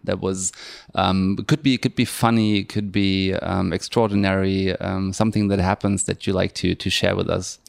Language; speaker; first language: English; non-native, fluent; German